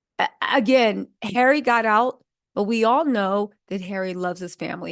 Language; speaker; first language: English; native; English